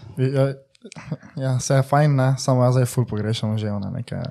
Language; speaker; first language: Slovenian; native; Slovenian